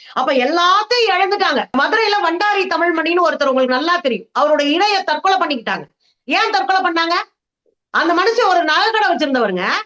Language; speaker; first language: Tamil; native; Tamil